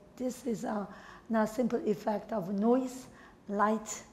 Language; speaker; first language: English; non-native, fluent; Korean